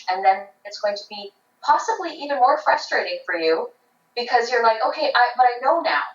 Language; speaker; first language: English; native; English